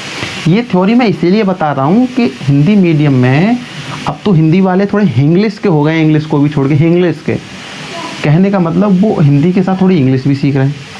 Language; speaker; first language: Hindi; native; Hindi